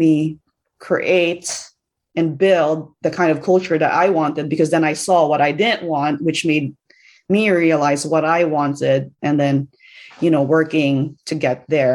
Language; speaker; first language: English; non-native, local second language; Cebuano